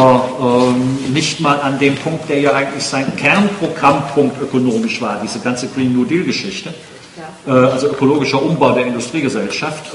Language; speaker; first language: German; native; German